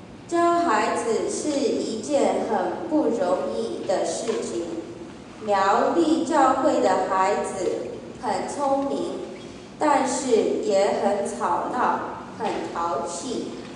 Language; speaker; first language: Chinese; early bilingual, heritage; Chinese